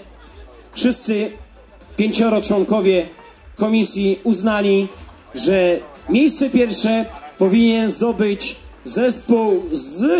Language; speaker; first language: Polish; native; Polish